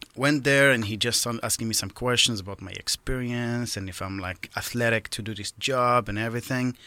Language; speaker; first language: English; non-native, fluent; Arabic